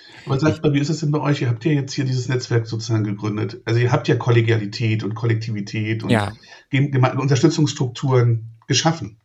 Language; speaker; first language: German; native; German